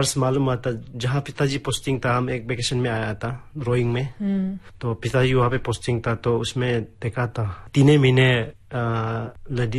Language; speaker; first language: Hindi; non-native, local second language; Adi